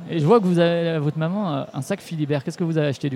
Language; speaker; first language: French; native; French